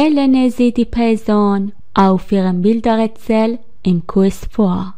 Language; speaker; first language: German; non-native, fluent; Persian